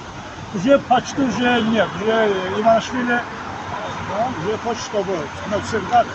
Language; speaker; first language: Russian; non-native, learner; Azerbaijani